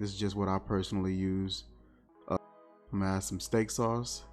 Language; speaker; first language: English; native; English